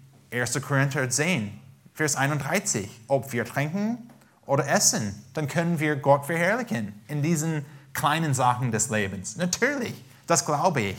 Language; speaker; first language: German; non-native, fluent; English